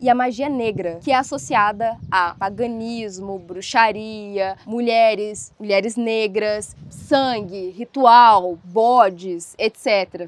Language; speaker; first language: Portuguese; native; Portuguese